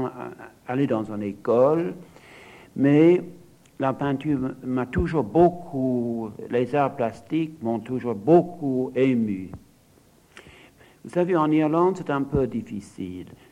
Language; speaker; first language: French; non-native, fluent; English